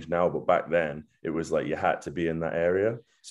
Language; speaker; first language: English; native; English